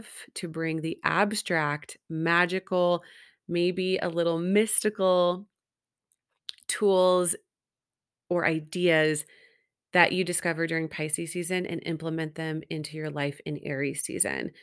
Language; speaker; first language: English; native; English